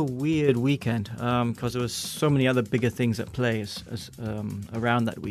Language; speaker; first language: English; native; English